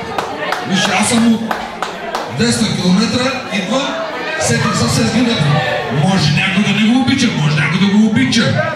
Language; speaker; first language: Bulgarian; non-native, local second language; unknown